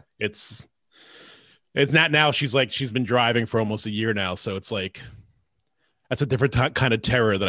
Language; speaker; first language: English; native; English